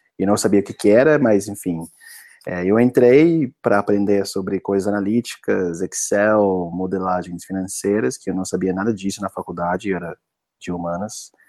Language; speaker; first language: Portuguese; non-native, fluent; English